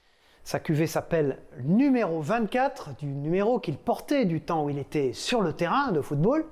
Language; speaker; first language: French; native; French